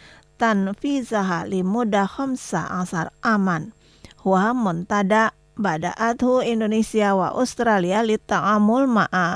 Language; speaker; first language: Arabic; non-native, learner; Indonesian